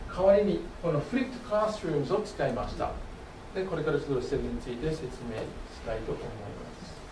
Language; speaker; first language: Japanese; non-native, fluent; English